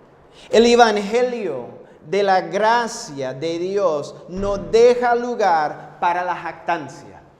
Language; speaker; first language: Spanish; non-native, fluent; English